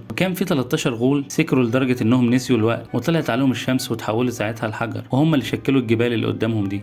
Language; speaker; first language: Arabic; native; Arabic